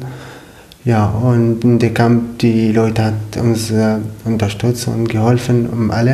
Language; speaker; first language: German; non-native, learner; Arabic